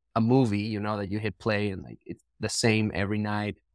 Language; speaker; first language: English; non-native, fluent; Spanish